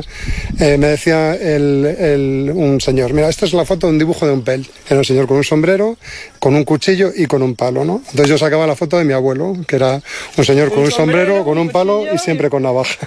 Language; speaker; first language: Spanish; native; Spanish